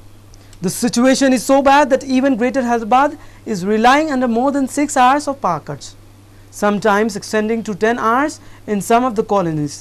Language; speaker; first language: English; non-native, local second language; Urdu